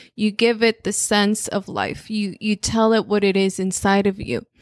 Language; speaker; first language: English; non-native, fluent; Spanish